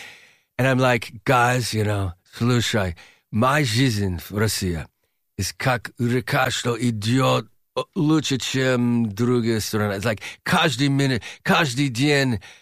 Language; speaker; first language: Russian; non-native, learner; English